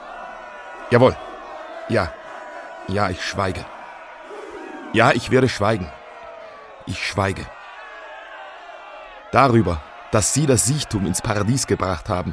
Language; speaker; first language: German; native; German